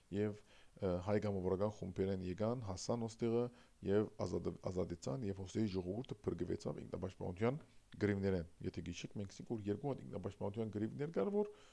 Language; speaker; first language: Armenian; early bilingual, heritage; Armenian